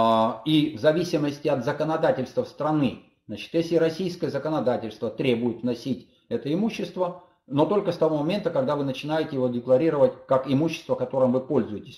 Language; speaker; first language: Russian; native; Russian